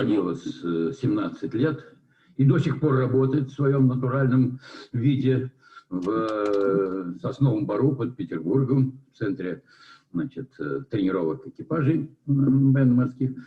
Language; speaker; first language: Russian; native; Russian